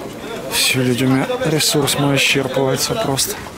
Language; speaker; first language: Russian; native; Russian